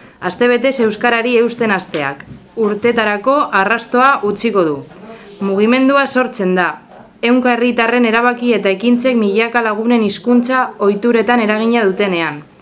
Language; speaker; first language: Basque; non-native, local second language; Spanish